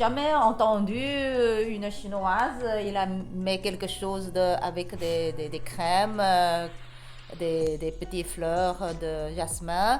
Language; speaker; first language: French; non-native, learner; Chinese